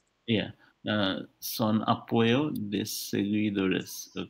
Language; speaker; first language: Spanish; non-native, learner; English